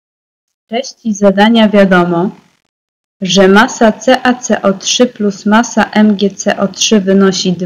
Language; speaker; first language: Polish; native; Polish